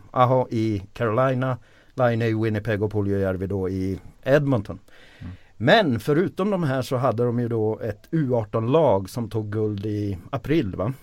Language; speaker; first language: Swedish; early bilingual, other home language; Finnish